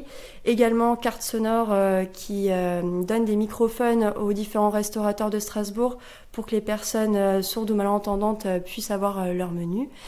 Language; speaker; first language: French; native; French